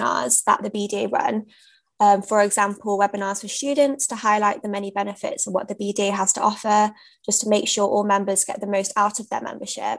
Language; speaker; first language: English; native; English